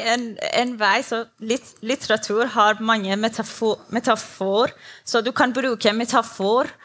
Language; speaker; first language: Norwegian; non-native, learner; Persian